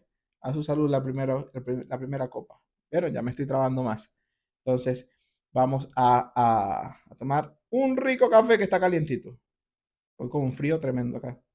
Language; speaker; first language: Spanish; native; Spanish